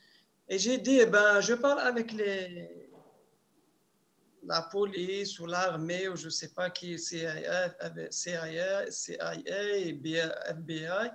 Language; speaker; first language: French; non-native, local second language; Arabic